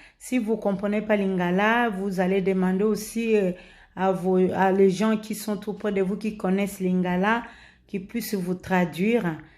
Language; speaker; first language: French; non-native, local second language; Lingala